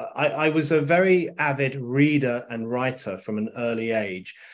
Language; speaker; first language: English; native; English